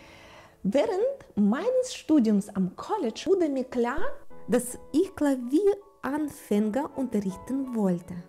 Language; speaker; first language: German; non-native, fluent; Russian